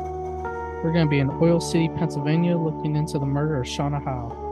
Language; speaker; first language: English; native; English